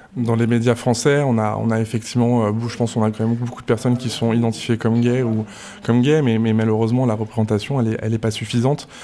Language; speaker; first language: French; native; French